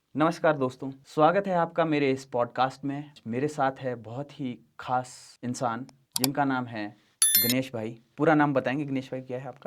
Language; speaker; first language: Hindi; native; Hindi